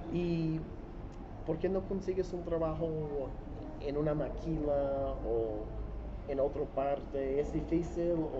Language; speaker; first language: Spanish; non-native, fluent; English